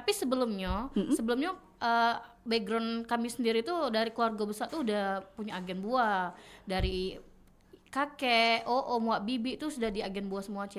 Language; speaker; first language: Indonesian; native; Indonesian